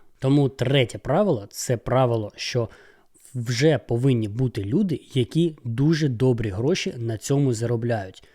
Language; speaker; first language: Ukrainian; non-native, local second language; Russian